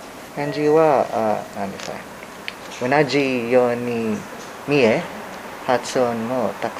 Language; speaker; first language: Japanese; non-native, learner; Hiligaynon